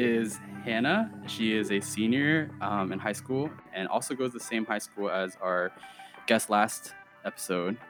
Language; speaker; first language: English; early bilingual, other home language; Chinese